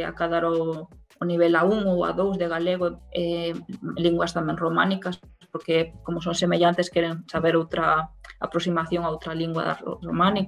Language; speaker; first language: Galician; non-native, local second language; Spanish